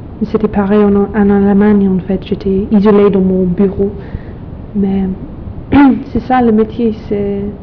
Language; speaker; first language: French; non-native, fluent; English